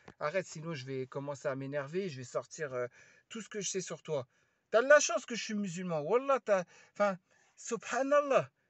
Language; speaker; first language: French; early bilingual, other home language; Lingala